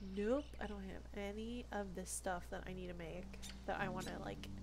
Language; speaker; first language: English; native; English